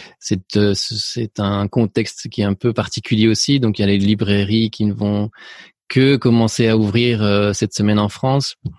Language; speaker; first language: French; early bilingual, other home language; Spanish